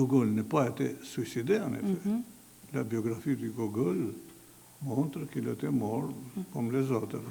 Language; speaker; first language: French; non-native, fluent; Albanian